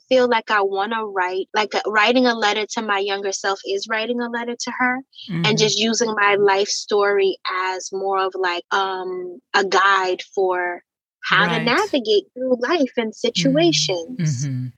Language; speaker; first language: English; native; English